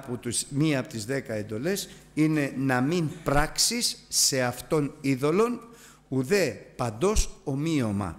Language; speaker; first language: Greek; native; Greek